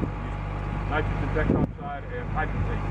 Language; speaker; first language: English; native; English